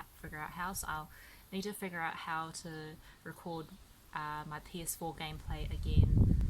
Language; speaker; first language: English; early bilingual, other home language; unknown